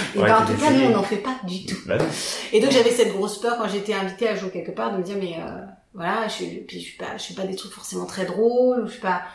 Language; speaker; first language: French; native; French